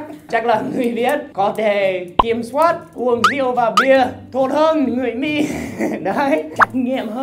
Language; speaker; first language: Vietnamese; non-native, fluent; English